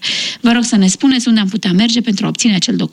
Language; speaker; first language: Romanian; native; Romanian